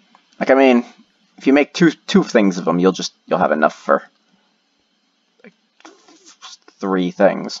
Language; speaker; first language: English; native; English